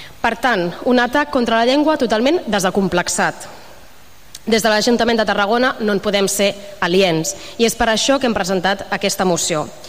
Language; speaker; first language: Catalan; native; Catalan